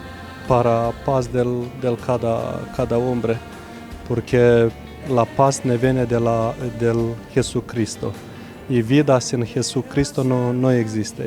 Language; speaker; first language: Spanish; non-native, learner; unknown